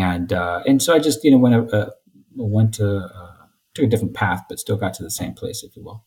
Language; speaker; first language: English; native; English